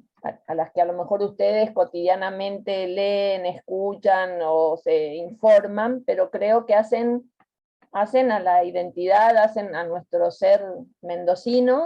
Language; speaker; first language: Spanish; native; Spanish